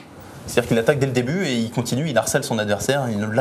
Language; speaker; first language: French; native; French